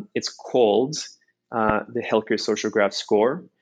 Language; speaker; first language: English; non-native, fluent; Norwegian